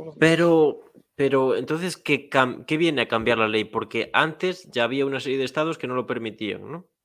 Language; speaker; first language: Spanish; native; Spanish